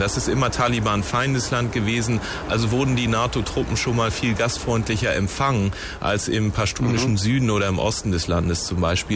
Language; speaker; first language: German; native; German